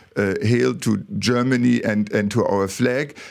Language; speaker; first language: English; non-native, fluent; German